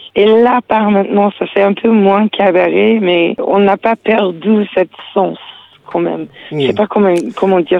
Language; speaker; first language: French; non-native, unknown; English